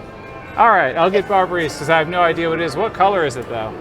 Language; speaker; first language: English; native; English